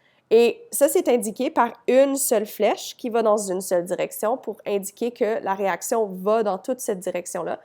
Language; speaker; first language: French; native; French